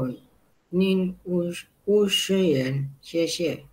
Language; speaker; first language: Chinese; non-native, learner; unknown